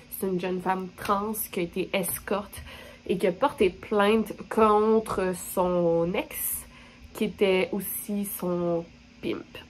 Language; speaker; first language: French; native; French